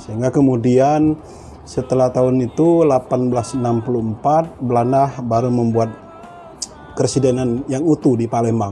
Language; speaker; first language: Indonesian; native; Indonesian